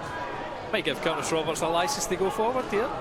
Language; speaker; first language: English; native; English